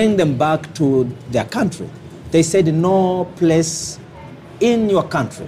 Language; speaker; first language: English; non-native, local second language; Kinyarwanda